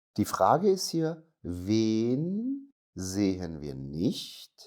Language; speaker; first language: German; non-native, fluent; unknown